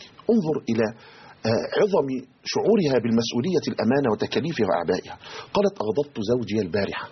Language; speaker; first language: Arabic; native; Arabic